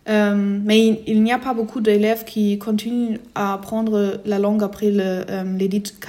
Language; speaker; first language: French; non-native, fluent; German